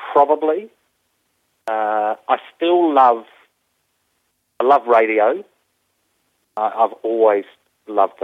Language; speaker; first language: English; native; English